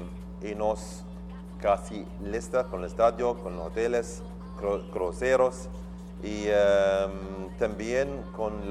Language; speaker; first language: Spanish; non-native, learner; Arabic